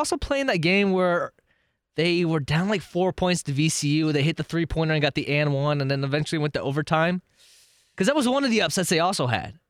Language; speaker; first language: English; native; English